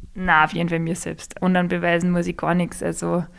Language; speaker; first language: German; native; German